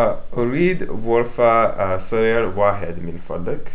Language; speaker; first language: Arabic; non-native, learner; English